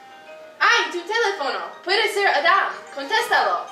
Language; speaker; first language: Spanish; non-native, learner; English